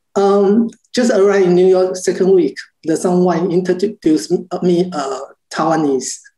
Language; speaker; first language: English; non-native, learner; Chinese